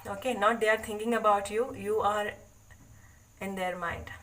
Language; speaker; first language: English; non-native, local second language; Malayalam